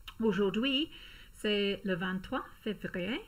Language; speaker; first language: French; non-native, fluent; English